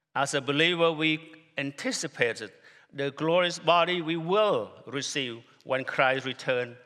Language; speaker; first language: English; non-native, fluent; Khmer